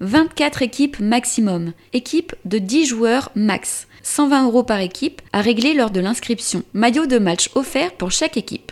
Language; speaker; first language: French; native; French